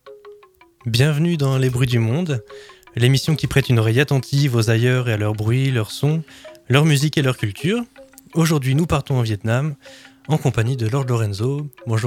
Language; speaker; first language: French; native; French